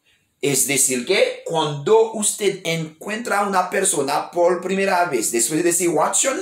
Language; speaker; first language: Spanish; non-native, learner; Haitian Creole